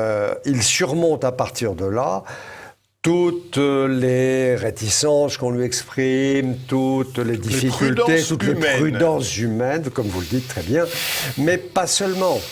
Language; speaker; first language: French; native; French